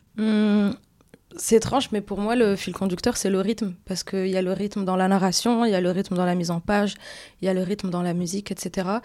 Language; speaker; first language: French; non-native, local second language; Arabic